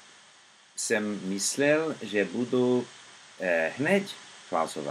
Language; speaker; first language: Czech; non-native, learner; English